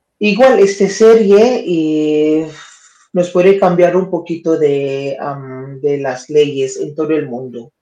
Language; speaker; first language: Spanish; non-native, fluent; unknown